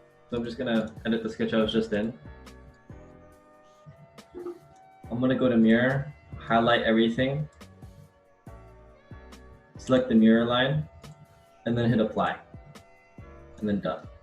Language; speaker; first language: English; native; English